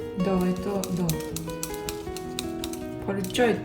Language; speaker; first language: Russian; non-native, learner; Japanese